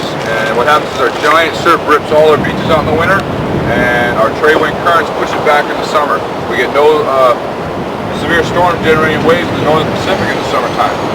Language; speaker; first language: English; native; English